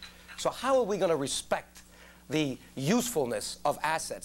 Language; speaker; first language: English; native; English